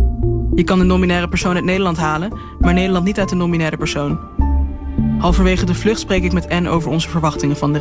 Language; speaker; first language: Dutch; native; Dutch